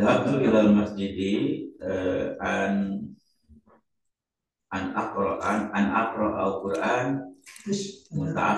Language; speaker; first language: Arabic; non-native, learner; Indonesian